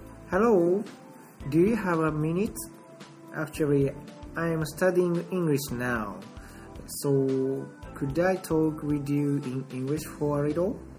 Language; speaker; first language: English; non-native, learner; Japanese